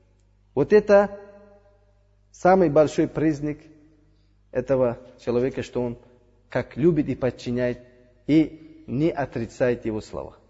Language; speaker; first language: Russian; non-native, fluent; Uzbek